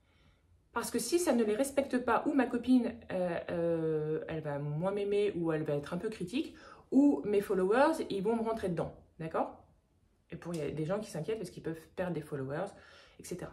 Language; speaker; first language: French; native; French